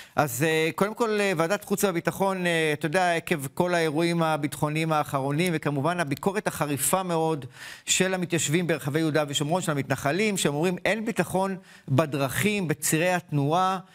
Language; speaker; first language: Hebrew; native; Hebrew